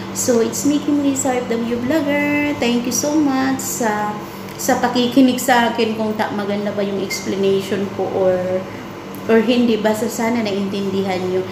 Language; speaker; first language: Filipino; non-native, local second language; Cebuano